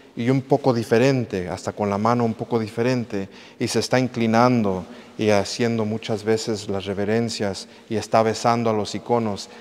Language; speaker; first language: Spanish; early bilingual, heritage; English